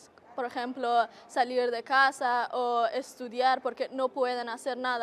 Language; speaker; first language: Spanish; non-native, learner; Persian